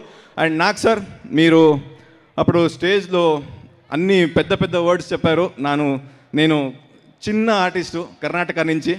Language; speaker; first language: Telugu; non-native, learner; Kannada